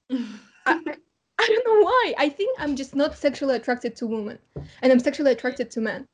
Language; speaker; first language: English; non-native, fluent; Kazakh